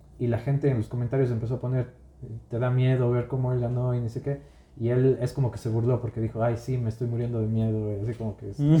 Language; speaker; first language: Spanish; native; Spanish